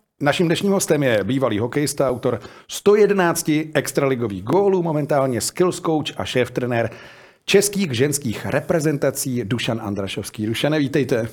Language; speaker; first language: Czech; native; Czech